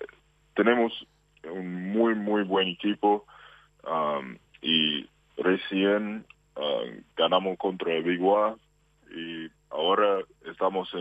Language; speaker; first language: Spanish; non-native, fluent; English